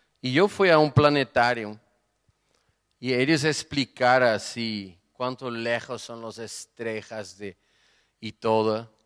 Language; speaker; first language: Spanish; non-native, fluent; Portuguese